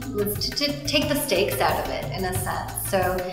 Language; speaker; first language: English; native; English